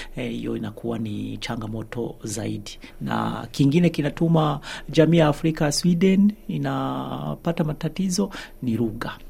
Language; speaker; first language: Swahili; native; Swahili